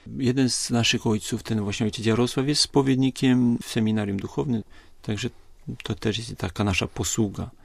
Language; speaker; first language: Polish; native; Polish